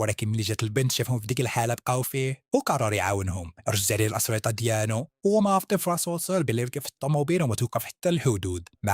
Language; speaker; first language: Arabic; native; Arabic